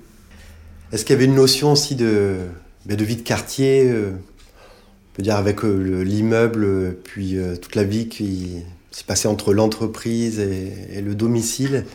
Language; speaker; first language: French; native; French